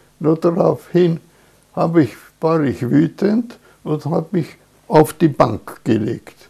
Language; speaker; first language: German; native; German